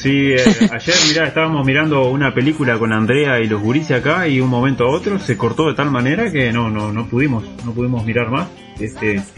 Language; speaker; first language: Spanish; native; Spanish